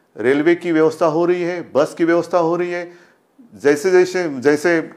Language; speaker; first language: Hindi; non-native, local second language; Marathi